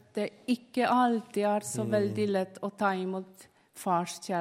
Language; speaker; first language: Norwegian; non-native, fluent; Polish